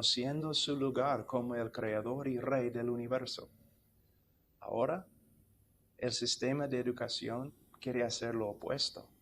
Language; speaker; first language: Spanish; non-native, fluent; English